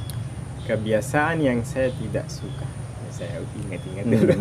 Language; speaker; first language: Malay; non-native, fluent; Arabic